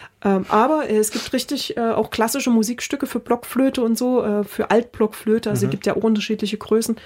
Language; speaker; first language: German; native; German